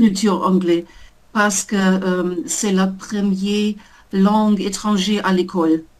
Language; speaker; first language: French; non-native, learner; German